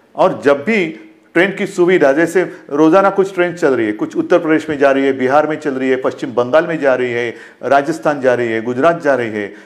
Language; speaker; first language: Hindi; non-native, local second language; Marathi